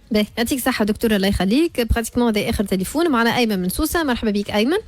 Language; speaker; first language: Arabic; native; Arabic